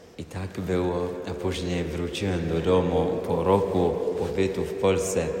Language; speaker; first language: Polish; non-native, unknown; Amharic